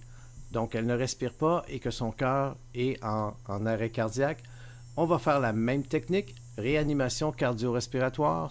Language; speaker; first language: French; native; French